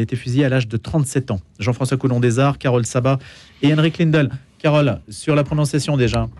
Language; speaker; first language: French; native; French